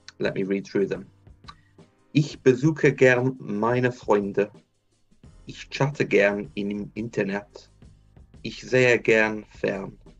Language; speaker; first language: German; non-native, fluent; English